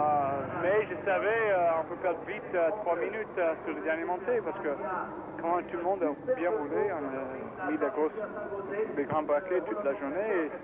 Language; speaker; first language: French; non-native, learner; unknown